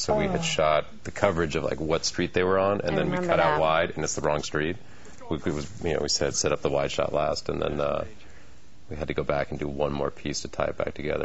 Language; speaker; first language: English; native; English